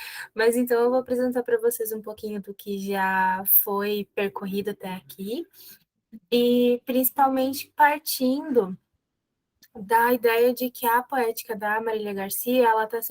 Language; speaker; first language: Portuguese; native; Portuguese